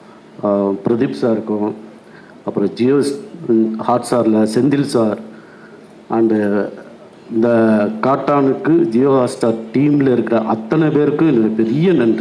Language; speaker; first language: Tamil; native; Tamil